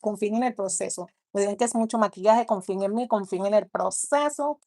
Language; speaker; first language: Spanish; early bilingual, other home language; English